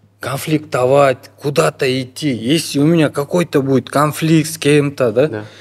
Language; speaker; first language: Russian; non-native, local second language; Kyrgyz